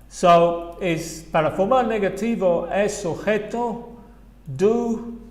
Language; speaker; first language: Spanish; non-native, fluent; English